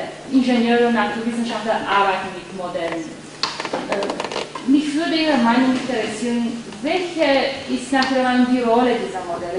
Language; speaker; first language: German; non-native, fluent; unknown